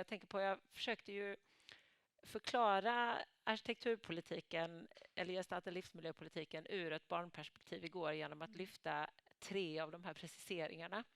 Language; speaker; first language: Swedish; native; Swedish